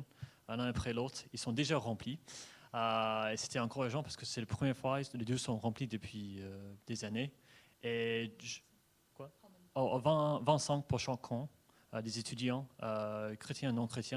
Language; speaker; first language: French; non-native, fluent; English